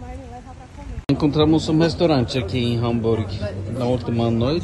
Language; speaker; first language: Portuguese; non-native, fluent; Norwegian